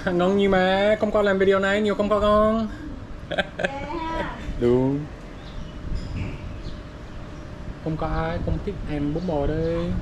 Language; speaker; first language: Vietnamese; non-native, learner; English